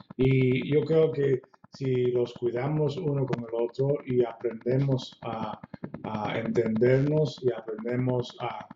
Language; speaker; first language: Spanish; non-native, fluent; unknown